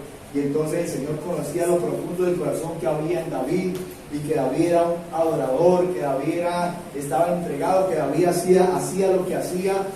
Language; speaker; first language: Spanish; native; Spanish